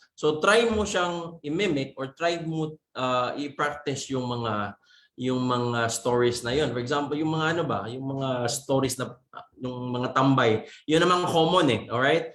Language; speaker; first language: Filipino; non-native, local second language; Cebuano